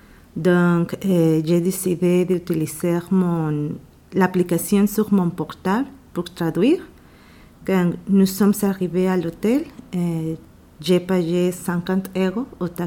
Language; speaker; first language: French; non-native, learner; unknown